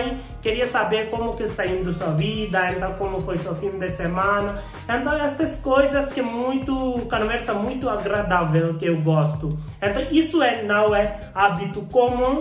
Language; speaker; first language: Portuguese; non-native, learner; Hindi